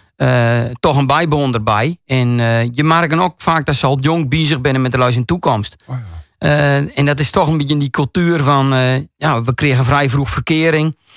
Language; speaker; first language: Dutch; native; Dutch